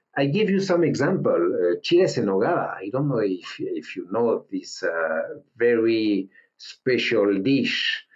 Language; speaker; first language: English; non-native, learner; French